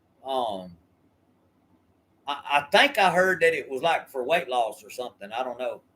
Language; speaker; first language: English; native; English